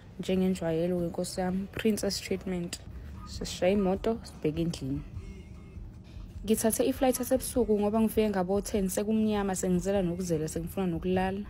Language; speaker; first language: Zulu; native; Zulu